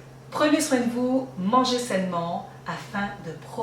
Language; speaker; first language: French; native; French